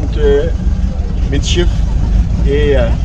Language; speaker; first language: German; non-native, learner; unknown